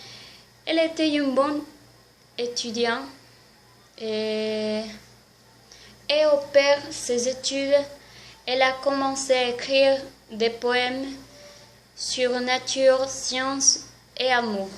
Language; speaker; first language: French; non-native, learner; Spanish